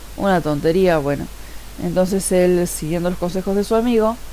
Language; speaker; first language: Spanish; native; Spanish